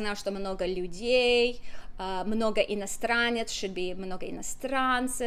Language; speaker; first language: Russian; non-native, fluent; English